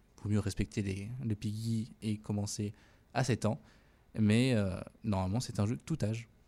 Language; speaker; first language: French; native; French